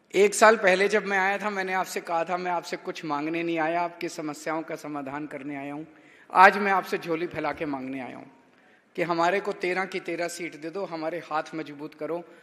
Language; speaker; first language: Hindi; native; Hindi